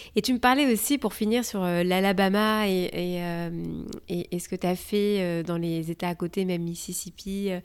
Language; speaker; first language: French; native; French